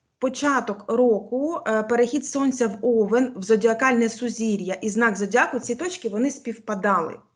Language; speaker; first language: Ukrainian; non-native, local second language; Russian